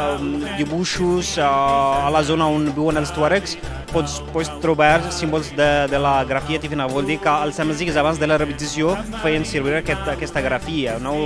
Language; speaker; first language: Catalan; non-native, fluent; Berber languages